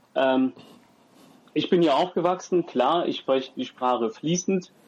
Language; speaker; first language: German; early bilingual, other home language; French